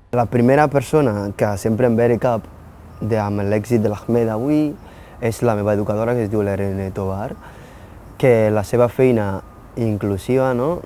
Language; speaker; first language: Catalan; non-native, fluent; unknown